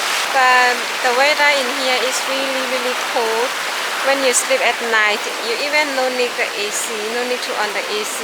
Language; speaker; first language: English; non-native, learner; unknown